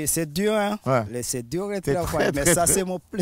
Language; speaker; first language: French; non-native, local second language; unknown